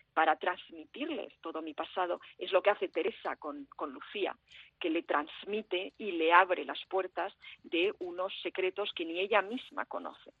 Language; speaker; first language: Spanish; early bilingual, heritage; French